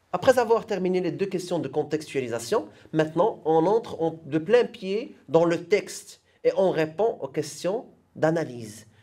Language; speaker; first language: French; non-native, local second language; Arabic